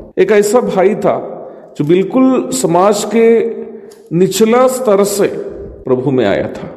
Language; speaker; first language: Hindi; non-native, local second language; Malayalam